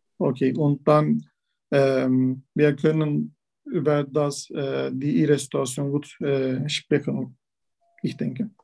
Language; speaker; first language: German; non-native, learner; Turkish